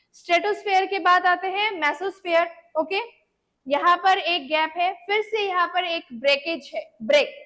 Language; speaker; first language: Hindi; non-native, local second language; Bangla